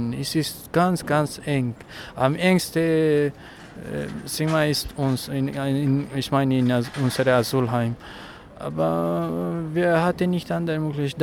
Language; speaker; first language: German; non-native, learner; Persian